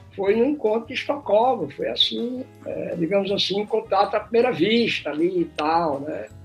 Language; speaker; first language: Portuguese; native; Portuguese